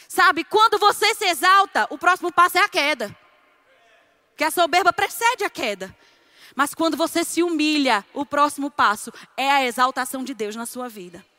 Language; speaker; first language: Portuguese; native; Portuguese